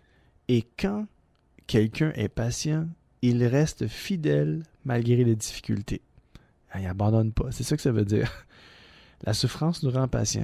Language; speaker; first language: French; native; French